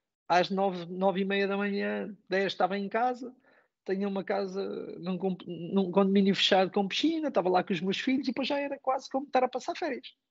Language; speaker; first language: Portuguese; native; Portuguese